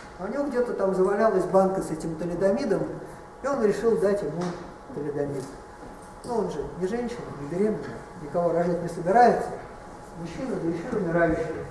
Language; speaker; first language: Russian; native; Russian